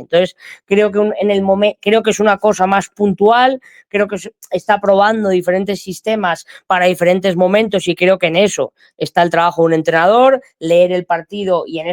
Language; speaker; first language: Spanish; native; Spanish